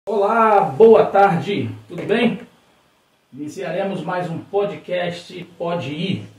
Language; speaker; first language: Portuguese; native; Portuguese